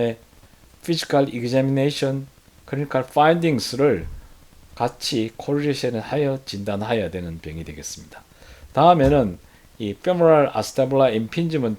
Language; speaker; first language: Korean; native; Korean